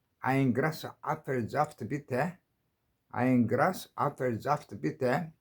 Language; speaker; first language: German; non-native, learner; Korean